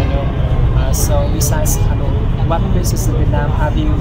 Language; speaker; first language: English; non-native, learner; Vietnamese